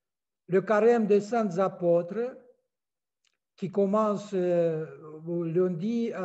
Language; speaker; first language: French; non-native, fluent; Romanian